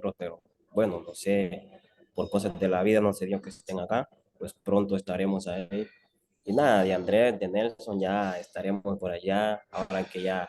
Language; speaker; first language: Spanish; native; Spanish